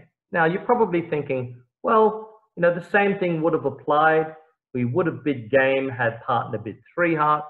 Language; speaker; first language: English; native; English